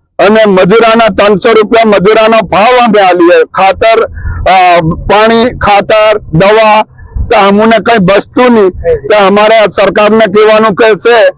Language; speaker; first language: Gujarati; non-native, local second language; Rathawi